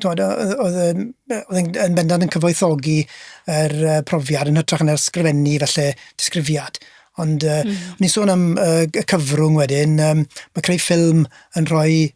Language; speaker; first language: Welsh; native; Welsh